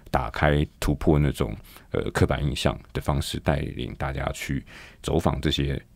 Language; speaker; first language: Chinese; native; Chinese